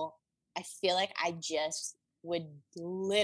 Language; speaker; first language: English; native; English